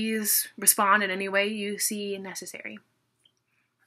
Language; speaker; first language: English; native; English